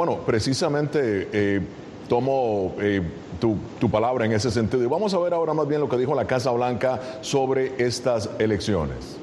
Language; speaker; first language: Spanish; native; Spanish